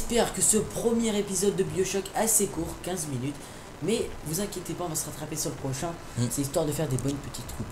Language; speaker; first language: French; native; French